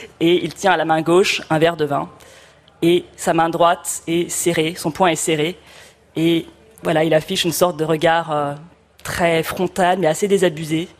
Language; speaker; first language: French; native; French